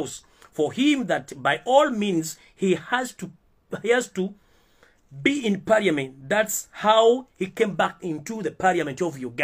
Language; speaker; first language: English; non-native, local second language; Ganda